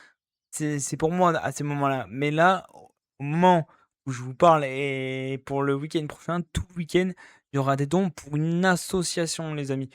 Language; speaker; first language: French; native; French